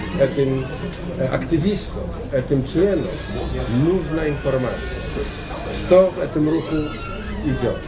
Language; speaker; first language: Russian; non-native, learner; Polish